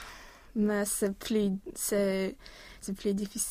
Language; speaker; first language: French; non-native, learner; Swedish